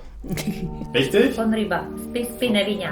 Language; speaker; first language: German; non-native, learner; Czech